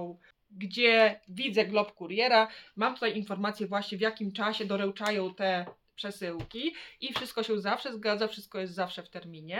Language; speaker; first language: Polish; native; Polish